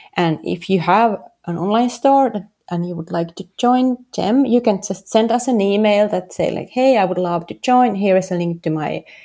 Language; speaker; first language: English; non-native, fluent; Finnish